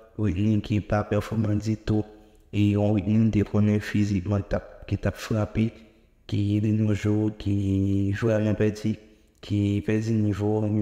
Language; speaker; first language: French; non-native, local second language; Haitian Creole